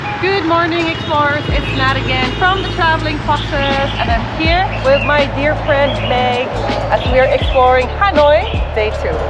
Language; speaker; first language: English; non-native, local second language; Filipino